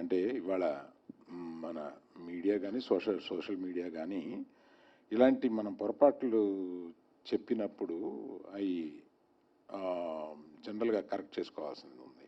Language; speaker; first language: Telugu; native; Telugu